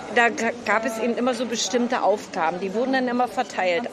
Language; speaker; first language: German; native; German